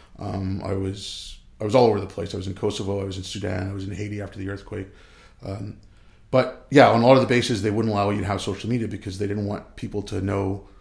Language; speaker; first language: English; early bilingual, other home language; Urdu